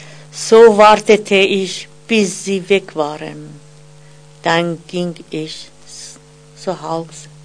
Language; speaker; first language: German; non-native, fluent; Persian